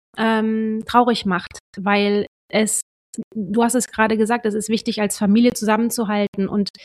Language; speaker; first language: German; native; German